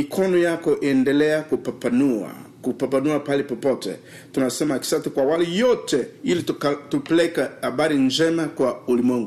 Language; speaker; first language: English; non-native, learner; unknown